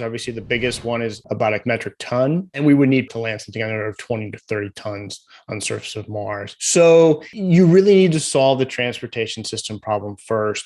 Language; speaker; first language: English; native; English